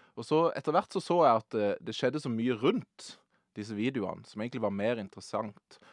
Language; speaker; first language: Norwegian; native; Norwegian